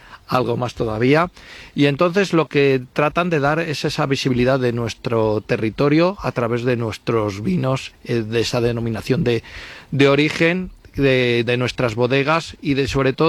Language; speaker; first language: Spanish; native; Spanish